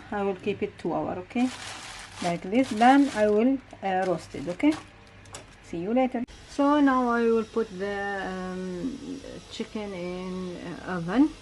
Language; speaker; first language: English; non-native, learner; Arabic